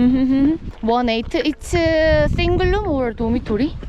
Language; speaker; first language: English; non-native, learner; Korean